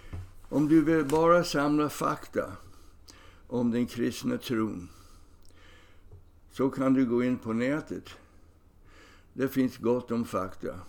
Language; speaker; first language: Swedish; non-native, fluent; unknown